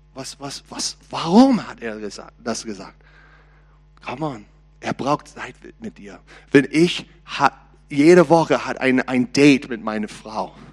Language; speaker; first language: German; non-native, learner; English